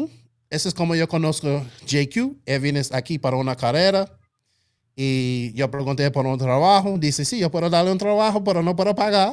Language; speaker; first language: Spanish; non-native, local second language; English